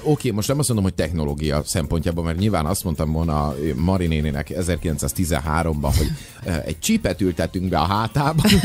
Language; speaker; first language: Hungarian; native; Hungarian